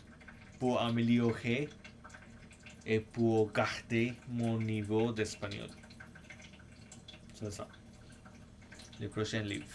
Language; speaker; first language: French; non-native, fluent; English